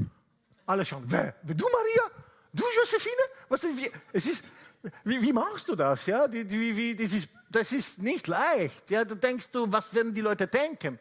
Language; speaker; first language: German; non-native, fluent; Italian